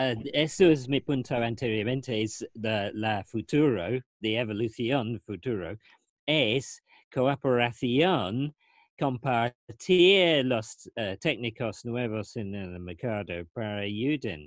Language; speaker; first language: Spanish; non-native, learner; English